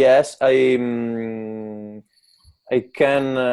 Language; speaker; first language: English; non-native, learner; Italian